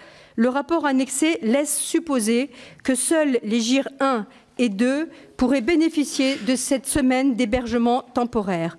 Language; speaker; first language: French; native; French